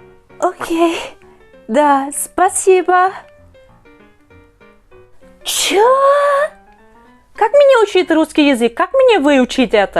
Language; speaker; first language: Russian; non-native, learner; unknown